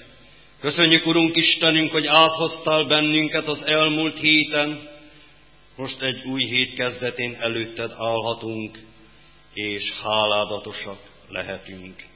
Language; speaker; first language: Hungarian; native; Hungarian